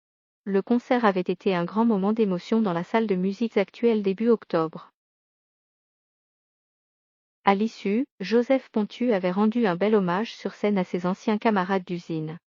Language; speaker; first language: French; native; French